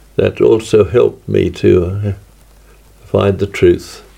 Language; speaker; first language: English; native; English